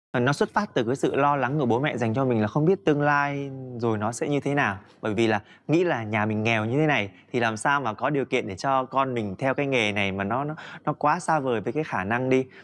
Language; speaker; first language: Vietnamese; native; Vietnamese